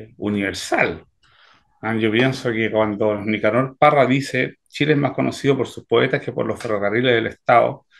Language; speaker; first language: Spanish; native; Spanish